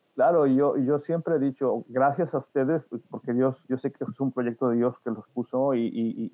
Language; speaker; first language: Spanish; native; Spanish